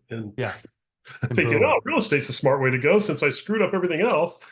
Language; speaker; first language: English; native; English